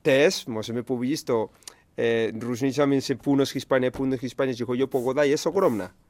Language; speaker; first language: Polish; non-native, learner; Spanish